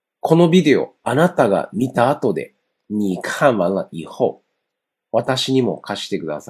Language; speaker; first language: Japanese; non-native, fluent; Chinese